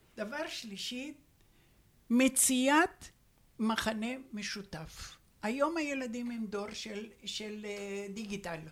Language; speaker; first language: Hebrew; non-native, fluent; Romanian